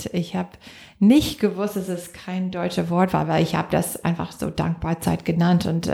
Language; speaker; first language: German; non-native, fluent; English